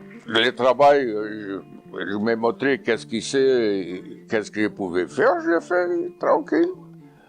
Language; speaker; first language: French; non-native, learner; Portuguese